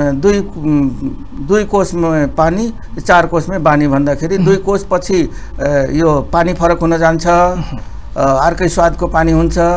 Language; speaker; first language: Nepali; non-native, local second language; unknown